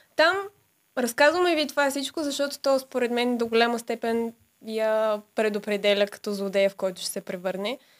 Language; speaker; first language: Bulgarian; native; Bulgarian